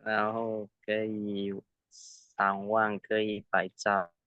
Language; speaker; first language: Chinese; non-native, learner; Indonesian